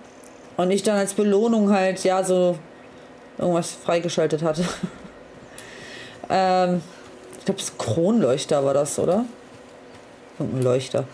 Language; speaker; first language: German; native; German